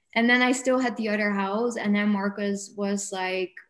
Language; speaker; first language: English; non-native, fluent; Dutch